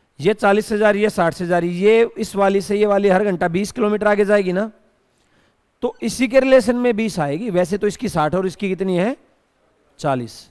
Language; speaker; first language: Hindi; native; Hindi